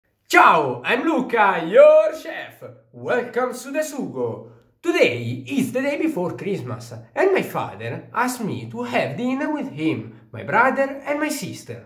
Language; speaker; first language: English; non-native, fluent; Italian